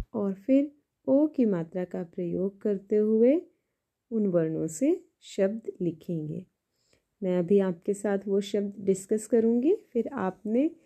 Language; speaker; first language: Hindi; native; Hindi